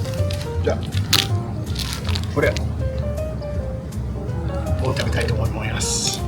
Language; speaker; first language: Japanese; non-native, learner; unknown